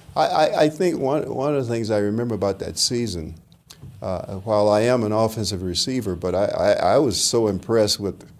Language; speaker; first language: English; native; English